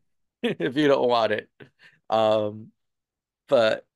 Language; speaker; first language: English; native; English